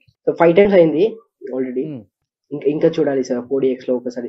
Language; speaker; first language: Telugu; non-native, learner; Kannada